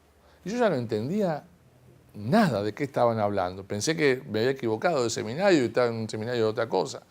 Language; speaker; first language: Spanish; native; Spanish